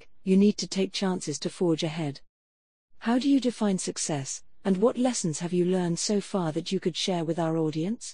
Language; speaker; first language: English; native; English